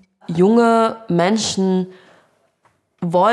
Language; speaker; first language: German; early bilingual, other home language; Russian